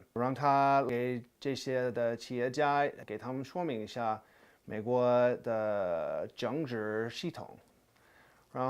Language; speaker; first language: Chinese; non-native, fluent; English